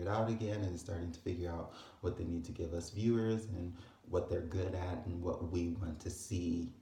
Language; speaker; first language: English; native; English